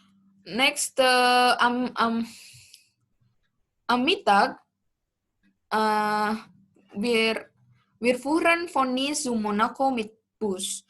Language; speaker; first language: German; non-native, learner; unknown